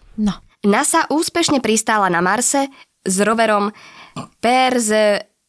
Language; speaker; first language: Slovak; native; Slovak